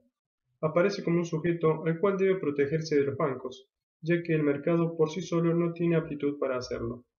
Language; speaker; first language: Spanish; native; Spanish